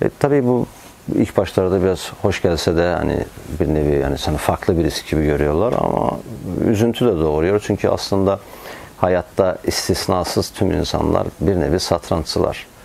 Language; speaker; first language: Turkish; non-native, fluent; Azerbaijani